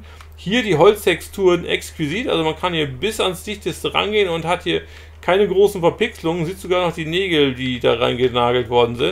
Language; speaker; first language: German; native; German